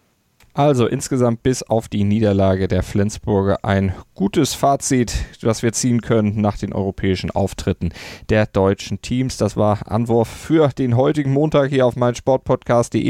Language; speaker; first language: German; native; German